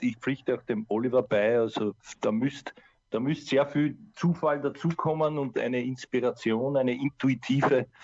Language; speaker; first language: German; native; German